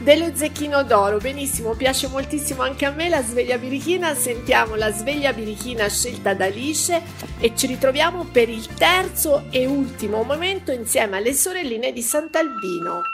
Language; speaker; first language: Italian; native; Italian